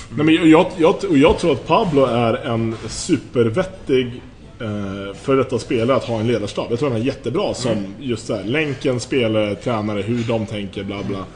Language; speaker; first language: Swedish; native; Swedish